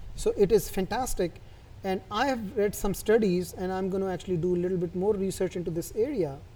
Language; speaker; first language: English; non-native, local second language; Hindi